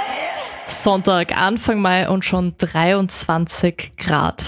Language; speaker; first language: German; native; German